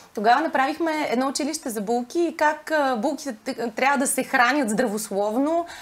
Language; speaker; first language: Bulgarian; native; Bulgarian